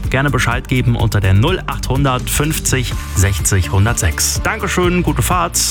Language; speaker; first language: German; native; German